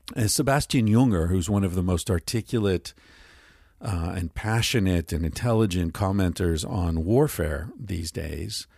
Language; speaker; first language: English; native; English